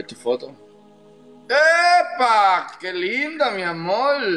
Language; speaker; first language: Spanish; native; Spanish